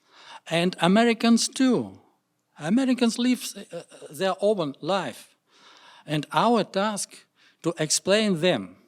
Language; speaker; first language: English; non-native, learner; Russian